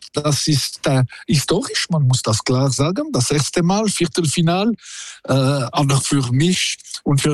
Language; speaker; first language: German; non-native, local second language; French